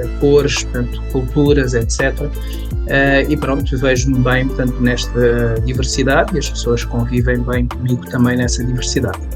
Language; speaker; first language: Portuguese; early bilingual, other home language; Kabuverdianu